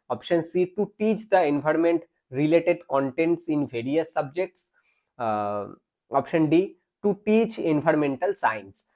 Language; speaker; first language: English; non-native, local second language; Bangla